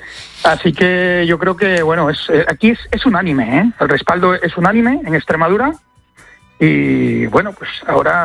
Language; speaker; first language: Spanish; native; Spanish